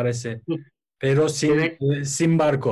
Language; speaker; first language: Spanish; non-native, learner; Turkish